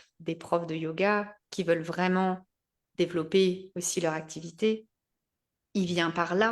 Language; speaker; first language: French; native; French